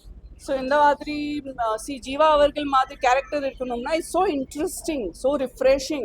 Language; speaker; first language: Tamil; non-native, fluent; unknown